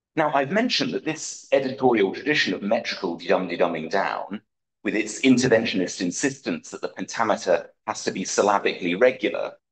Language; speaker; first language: English; native; English